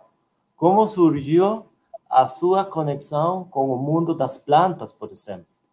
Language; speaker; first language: Portuguese; non-native, learner; Spanish